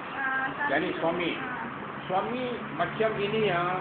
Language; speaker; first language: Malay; non-native, local second language; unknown